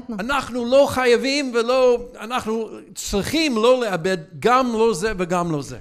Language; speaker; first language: Hebrew; non-native, fluent; English